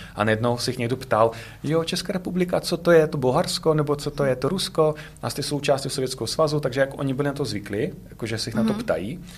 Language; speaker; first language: Czech; non-native, fluent; Russian